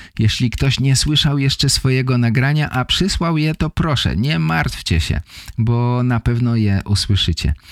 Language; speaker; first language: Polish; native; Polish